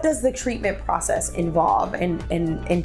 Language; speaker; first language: English; native; English